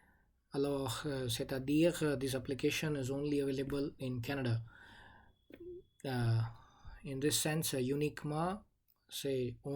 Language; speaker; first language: French; non-native, learner; English